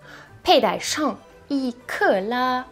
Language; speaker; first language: Chinese; non-native, fluent; French